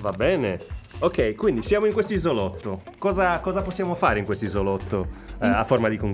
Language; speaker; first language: Italian; native; Italian